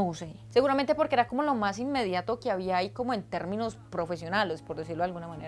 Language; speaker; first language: Spanish; native; Spanish